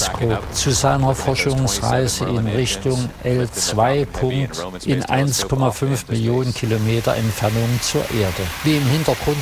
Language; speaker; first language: German; native; German